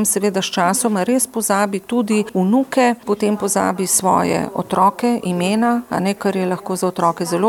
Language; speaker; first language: Slovenian; native; Slovenian